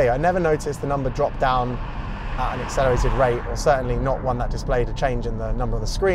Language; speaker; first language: English; native; English